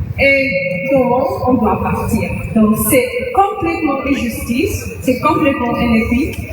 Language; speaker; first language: French; non-native, fluent; Ukrainian